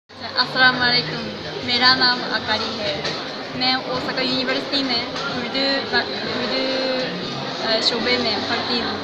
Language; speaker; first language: Hindi; non-native, learner; Japanese